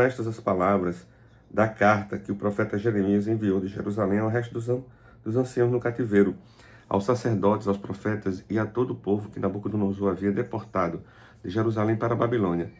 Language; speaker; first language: Portuguese; native; Portuguese